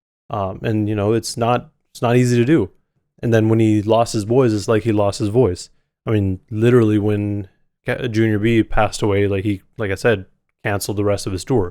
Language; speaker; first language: English; native; English